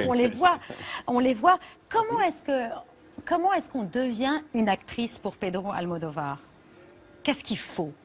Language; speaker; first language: French; native; French